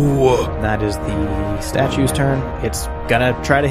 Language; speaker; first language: English; native; English